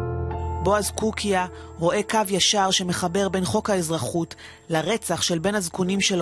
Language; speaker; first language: Hebrew; native; Hebrew